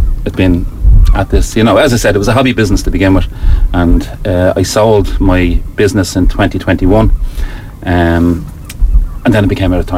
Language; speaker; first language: English; native; English